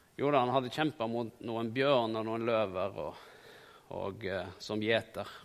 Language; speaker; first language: Norwegian; native; Norwegian